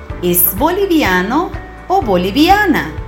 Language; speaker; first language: Spanish; non-native, fluent; Portuguese